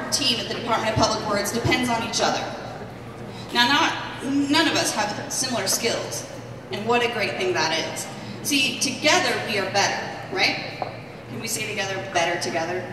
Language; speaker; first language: English; native; English